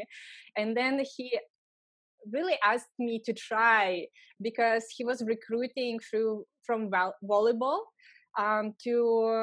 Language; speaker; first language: English; non-native, fluent; Lithuanian